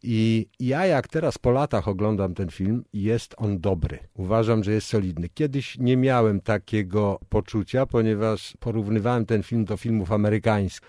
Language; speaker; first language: Polish; native; Polish